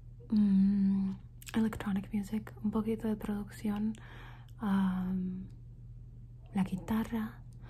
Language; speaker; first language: Spanish; early bilingual, heritage; Spanish